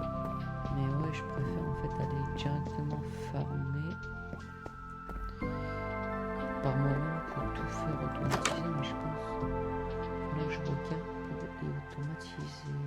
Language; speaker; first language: French; native; French